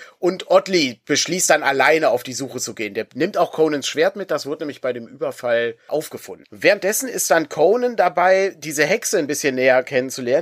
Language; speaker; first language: German; native; German